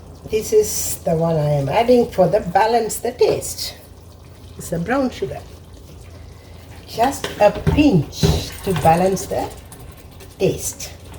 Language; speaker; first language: English; non-native, local second language; Tamil